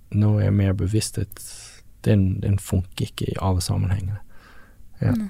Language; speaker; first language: Norwegian; non-native, fluent; English